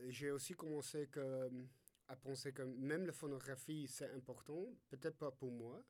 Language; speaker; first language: French; non-native, fluent; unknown